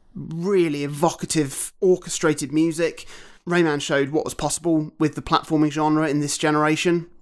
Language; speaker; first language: English; native; English